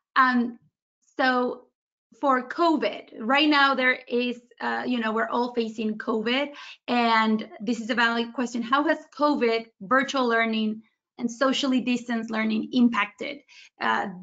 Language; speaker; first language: English; early bilingual, other home language; Spanish